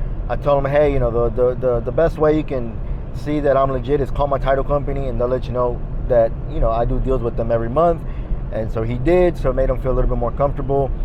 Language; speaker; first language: English; native; English